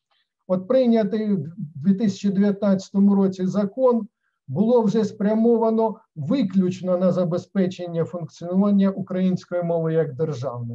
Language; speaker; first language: Ukrainian; native; Ukrainian